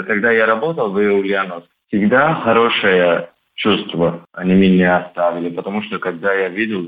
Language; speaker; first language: Russian; non-native, learner; Turkish